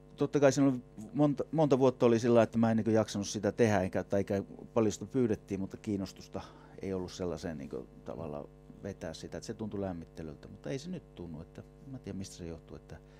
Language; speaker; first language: Finnish; native; Finnish